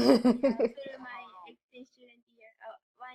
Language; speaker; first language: English; non-native, learner; Japanese